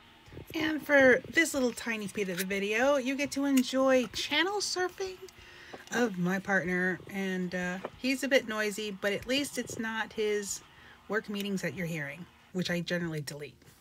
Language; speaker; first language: English; native; English